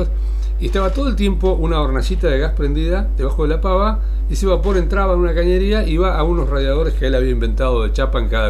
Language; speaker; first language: Spanish; native; Spanish